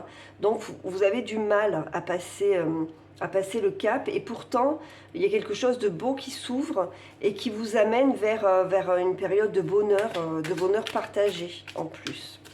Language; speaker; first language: French; native; French